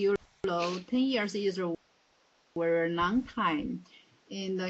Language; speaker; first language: English; non-native, learner; Chinese